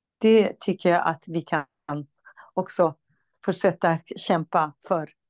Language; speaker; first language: Swedish; non-native, fluent; Central Kurdish